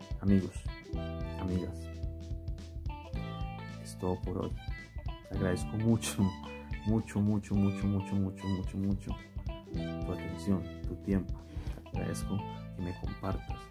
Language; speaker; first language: Spanish; native; Spanish